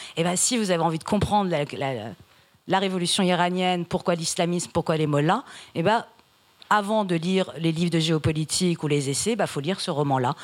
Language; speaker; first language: French; early bilingual, other home language; Persian